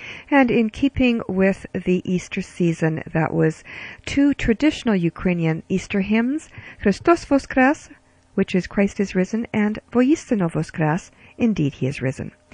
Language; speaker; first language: English; early bilingual, other home language; Ukrainian